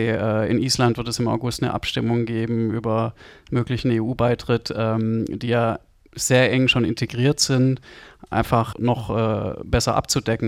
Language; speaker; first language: German; native; German